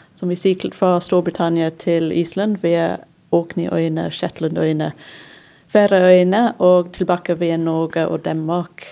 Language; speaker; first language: Norwegian; non-native, fluent; English